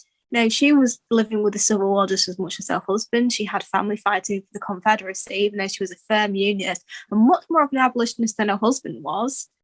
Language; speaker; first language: English; native; English